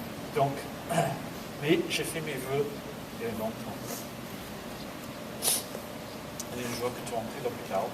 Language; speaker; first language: French; non-native, learner; English